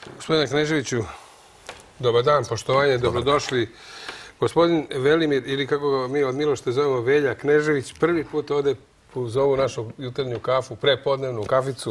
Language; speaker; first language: Croatian; native; Croatian